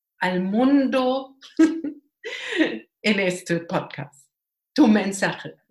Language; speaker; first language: Spanish; non-native, learner; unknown